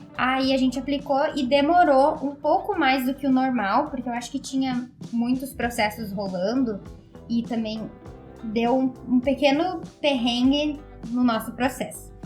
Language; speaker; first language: Portuguese; native; Portuguese